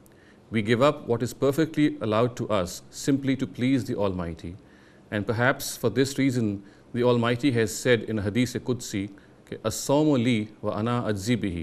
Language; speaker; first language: English; non-native, local second language; Urdu